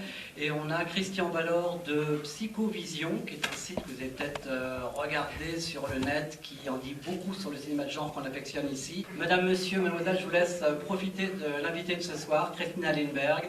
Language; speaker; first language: French; native; French